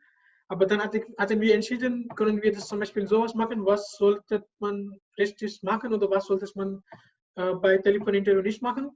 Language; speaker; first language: German; non-native, learner; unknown